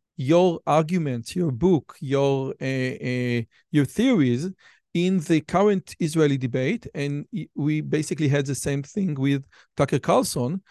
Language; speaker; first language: English; non-native, fluent; Hebrew